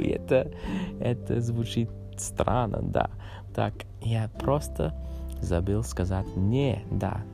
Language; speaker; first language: Russian; non-native, learner; English